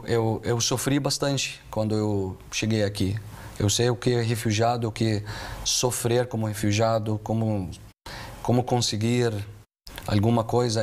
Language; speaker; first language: Portuguese; non-native, fluent; Arabic